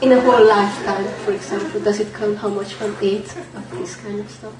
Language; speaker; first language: English; non-native, fluent; Hungarian